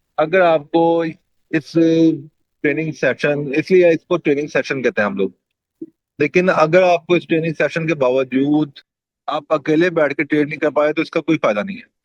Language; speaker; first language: Urdu; native; Urdu